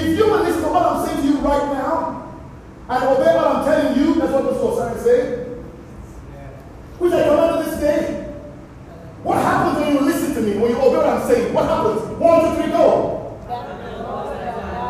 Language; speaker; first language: English; non-native, local second language; Yoruba